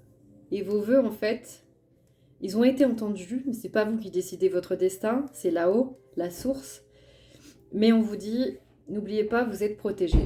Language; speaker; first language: French; native; French